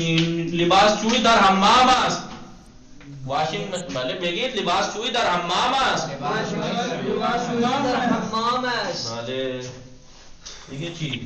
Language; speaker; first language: Persian; non-native, fluent; Urdu